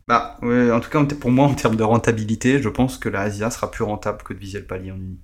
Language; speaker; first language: French; early bilingual, other home language; Portuguese